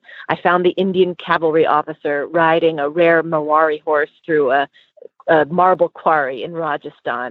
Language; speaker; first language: English; native; English